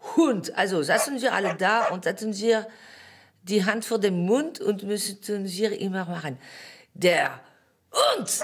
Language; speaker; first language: German; non-native, fluent; French